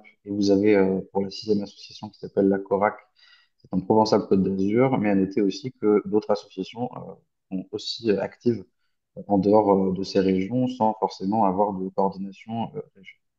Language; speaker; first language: French; native; French